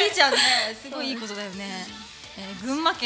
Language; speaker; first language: Japanese; native; Japanese